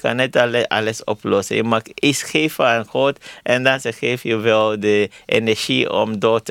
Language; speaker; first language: Dutch; non-native, learner; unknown